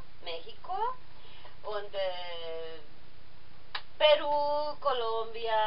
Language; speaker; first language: German; non-native, learner; Spanish